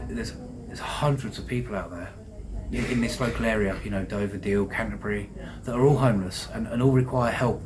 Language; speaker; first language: English; native; English